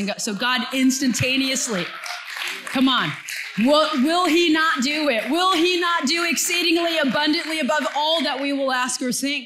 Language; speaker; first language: English; native; English